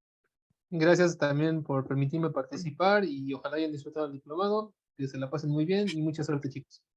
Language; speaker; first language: Spanish; native; Spanish